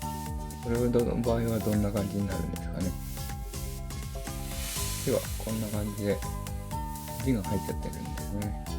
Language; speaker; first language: Japanese; native; Japanese